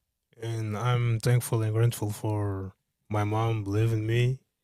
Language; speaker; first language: English; non-native, learner; Portuguese